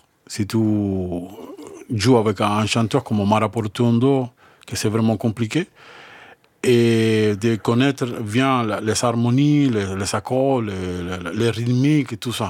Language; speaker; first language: French; non-native, learner; Spanish